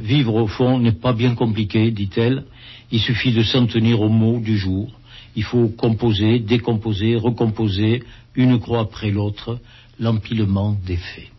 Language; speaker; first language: French; native; French